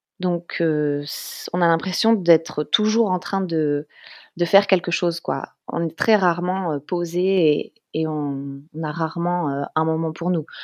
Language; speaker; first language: French; native; French